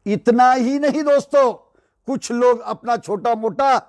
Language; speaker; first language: Hindi; non-native, local second language; Marathi